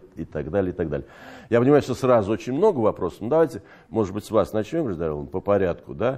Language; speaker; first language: Russian; native; Russian